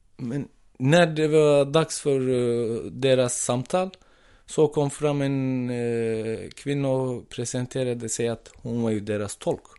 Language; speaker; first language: Swedish; non-native, fluent; Turkish